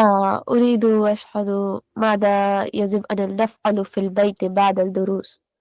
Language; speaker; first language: Arabic; non-native, learner; Hindi